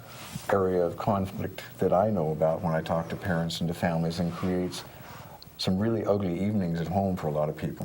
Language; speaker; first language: English; native; English